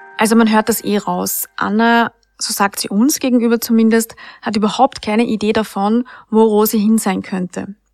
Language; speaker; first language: German; native; German